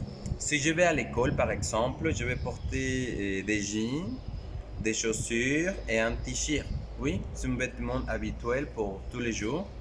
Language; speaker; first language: French; non-native, fluent; Spanish